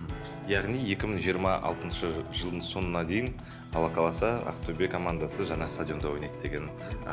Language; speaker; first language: Kazakh; native; Kazakh